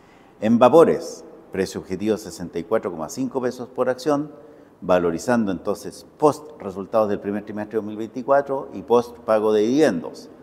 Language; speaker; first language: Spanish; native; Spanish